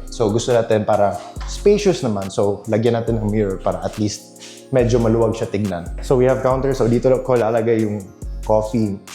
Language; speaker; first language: Filipino; non-native, local second language; Cebuano